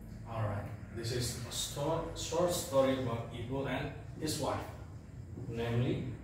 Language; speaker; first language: English; non-native, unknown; Indonesian